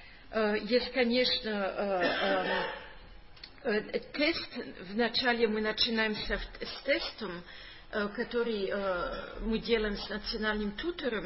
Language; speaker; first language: Russian; non-native, fluent; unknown